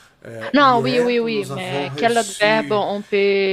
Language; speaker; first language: French; non-native, learner; Portuguese